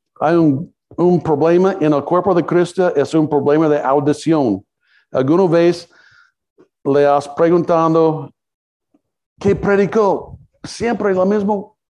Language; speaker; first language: Spanish; non-native, learner; English